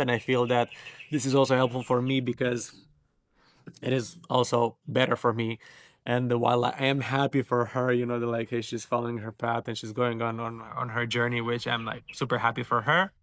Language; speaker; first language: English; non-native, fluent; Romanian